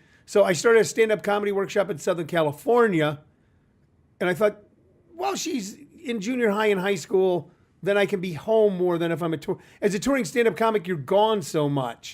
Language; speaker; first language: English; native; English